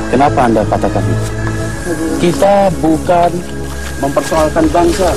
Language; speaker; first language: Indonesian; native; Indonesian